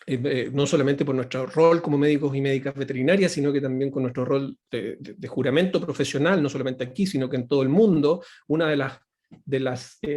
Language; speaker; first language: Spanish; native; Spanish